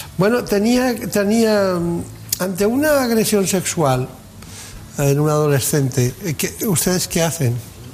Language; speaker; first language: Spanish; native; Spanish